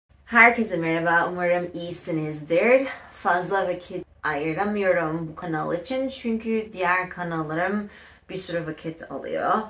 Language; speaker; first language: Turkish; non-native, fluent; English